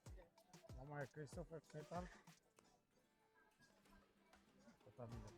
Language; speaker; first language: Spanish; native; Spanish